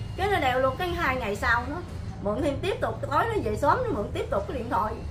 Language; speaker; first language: Vietnamese; native; Vietnamese